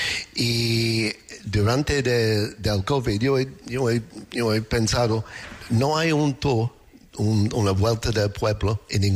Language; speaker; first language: Spanish; non-native, learner; English